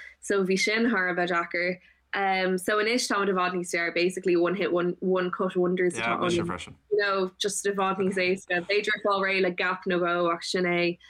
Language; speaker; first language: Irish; non-native, local second language; English